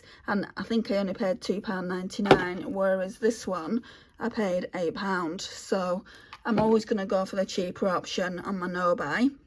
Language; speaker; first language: English; native; English